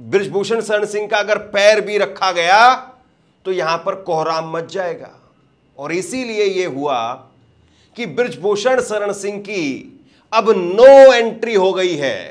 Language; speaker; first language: Hindi; native; Hindi